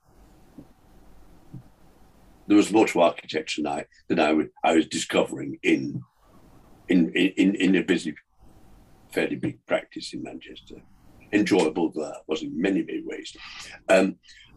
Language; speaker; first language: English; native; English